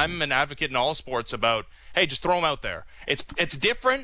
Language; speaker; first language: English; native; English